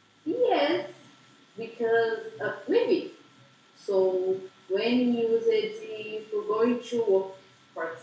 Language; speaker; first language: English; non-native, learner; Portuguese